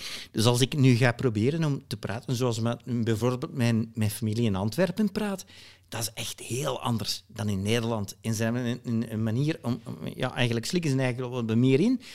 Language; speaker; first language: Dutch; native; Dutch